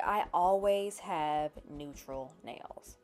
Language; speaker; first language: English; native; English